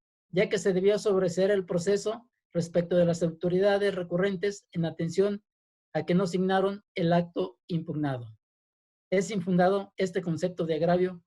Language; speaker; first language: Spanish; native; Spanish